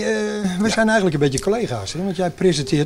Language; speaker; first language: Dutch; native; Dutch